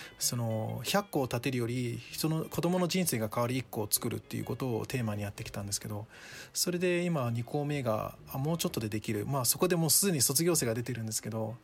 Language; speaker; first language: Japanese; early bilingual, other home language; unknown